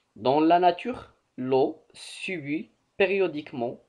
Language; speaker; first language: French; non-native, local second language; Arabic